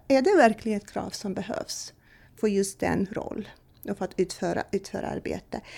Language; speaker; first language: Swedish; non-native, fluent; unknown